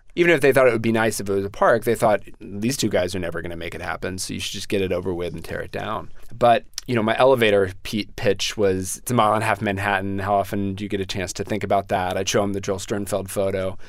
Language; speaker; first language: English; native; English